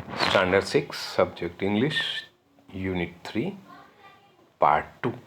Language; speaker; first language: English; non-native, local second language; Gujarati